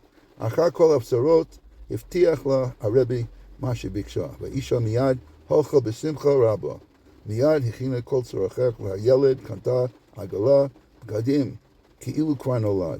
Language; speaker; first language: Hebrew; non-native, fluent; English